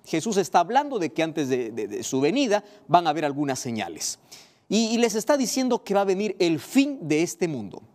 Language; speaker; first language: Spanish; native; Spanish